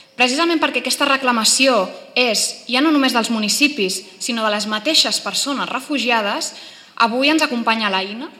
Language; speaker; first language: Catalan; native; Catalan